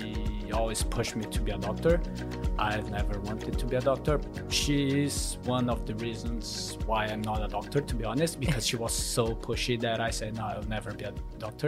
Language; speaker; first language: English; non-native, fluent; Korean